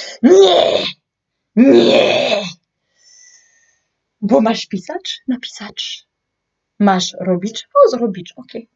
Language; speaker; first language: Polish; non-native, learner; French